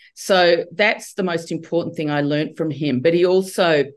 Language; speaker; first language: English; native; English